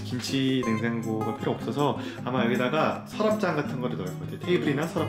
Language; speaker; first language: Korean; native; Korean